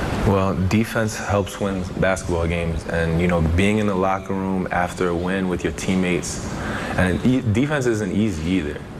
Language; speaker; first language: English; early bilingual, other home language; French